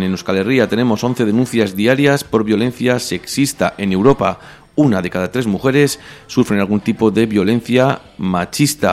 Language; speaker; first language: Spanish; native; Spanish